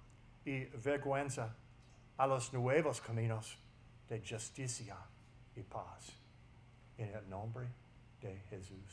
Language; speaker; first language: Spanish; non-native, fluent; English